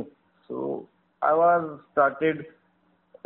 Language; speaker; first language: English; non-native, local second language; Hindi